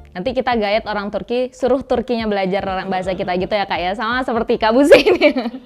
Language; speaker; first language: Indonesian; native; Indonesian